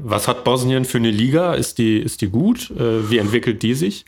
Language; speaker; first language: German; native; German